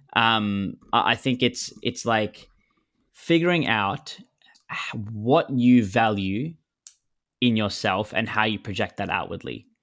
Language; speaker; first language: English; native; English